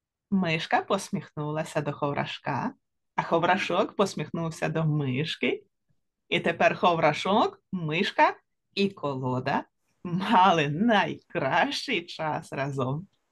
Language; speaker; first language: Ukrainian; native; Ukrainian